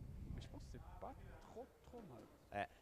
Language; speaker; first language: French; non-native, local second language; German